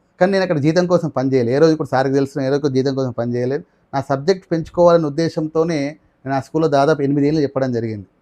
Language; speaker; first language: Telugu; non-native, local second language; Marathi